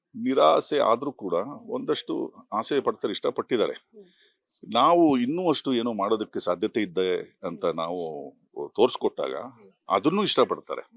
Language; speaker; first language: Kannada; native; Kannada